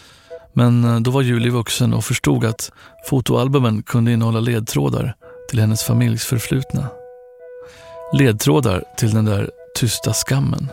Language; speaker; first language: Swedish; native; Swedish